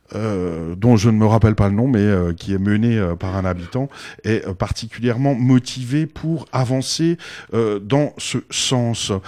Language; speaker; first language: French; native; French